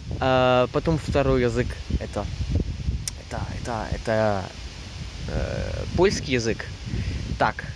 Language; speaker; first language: Russian; non-native, fluent; French